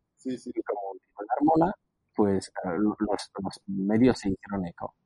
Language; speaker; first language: Spanish; non-native, fluent; Slovak